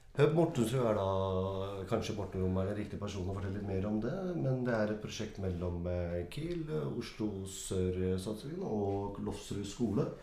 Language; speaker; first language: Norwegian; early bilingual, other home language; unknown